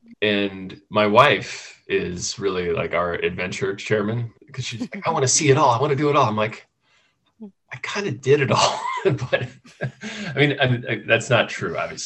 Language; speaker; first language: English; native; English